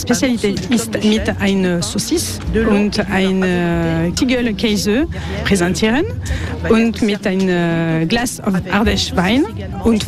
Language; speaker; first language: German; non-native, learner; French